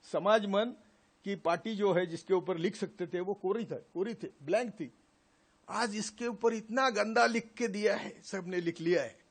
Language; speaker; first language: Hindi; non-native, local second language; Marathi